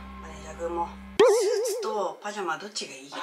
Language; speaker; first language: Japanese; native; Japanese